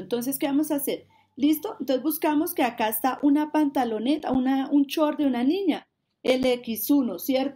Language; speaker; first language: Spanish; native; Spanish